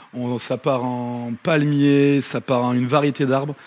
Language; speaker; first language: French; native; French